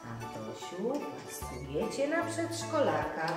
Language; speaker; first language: Polish; native; Polish